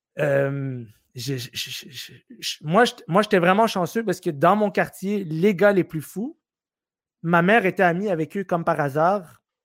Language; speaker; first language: French; early bilingual, other home language; Arabic